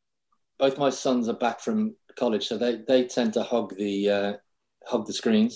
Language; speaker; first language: English; native; English